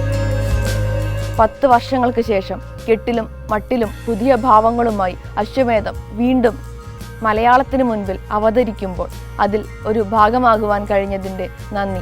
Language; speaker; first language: Malayalam; native; Malayalam